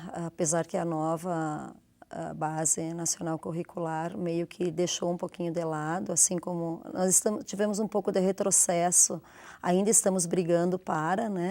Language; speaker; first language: Portuguese; native; Portuguese